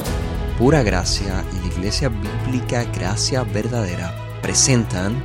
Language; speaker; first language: Spanish; native; Spanish